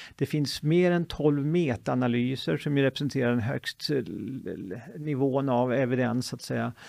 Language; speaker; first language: Swedish; native; Swedish